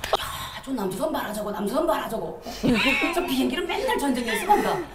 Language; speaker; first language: Korean; native; Korean